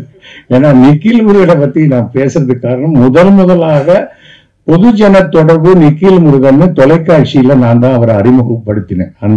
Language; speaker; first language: Tamil; native; Tamil